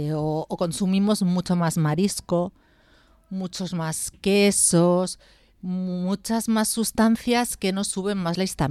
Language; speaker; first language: Spanish; native; Spanish